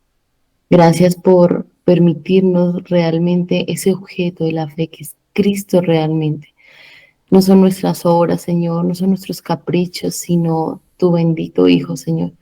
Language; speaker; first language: Spanish; native; Spanish